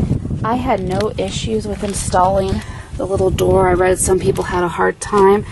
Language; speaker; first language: English; native; English